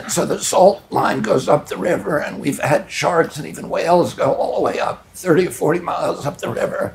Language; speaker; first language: English; native; English